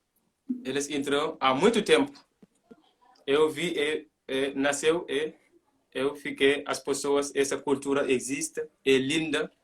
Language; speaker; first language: Portuguese; non-native, learner; Mandingo